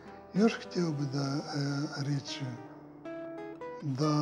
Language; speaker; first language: Ukrainian; early bilingual, heritage; Serbian